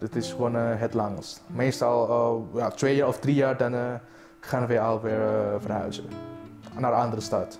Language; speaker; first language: Dutch; non-native, fluent; Indonesian